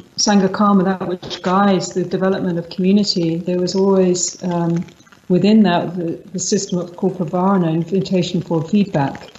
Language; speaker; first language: English; native; English